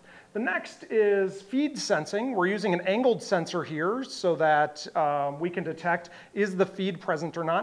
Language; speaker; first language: English; native; English